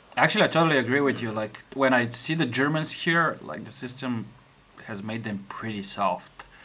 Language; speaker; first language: English; non-native, fluent; Bulgarian